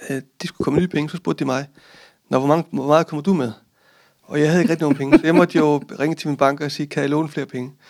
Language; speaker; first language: Danish; early bilingual, other home language; Icelandic